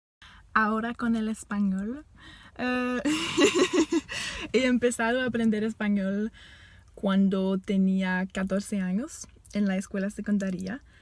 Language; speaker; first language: Spanish; non-native, fluent; French